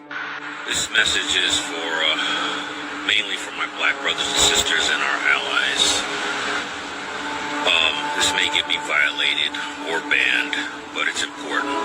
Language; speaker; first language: English; native; English